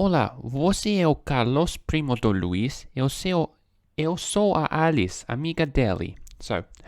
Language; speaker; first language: Portuguese; non-native, learner; English